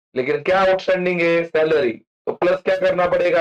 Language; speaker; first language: Hindi; non-native, local second language; Marathi